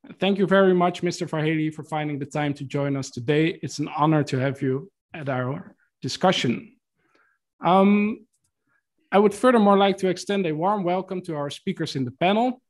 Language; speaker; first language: English; non-native, fluent; Dutch